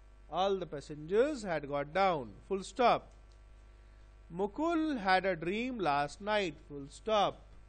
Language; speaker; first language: English; non-native, local second language; Bangla